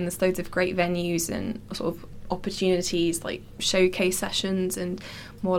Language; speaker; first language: English; native; English